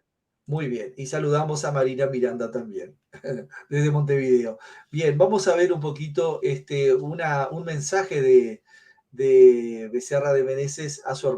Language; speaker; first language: Spanish; native; Spanish